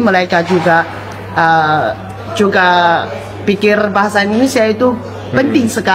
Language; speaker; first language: Indonesian; non-native, fluent; Chinese